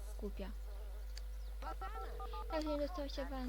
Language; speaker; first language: Polish; native; Polish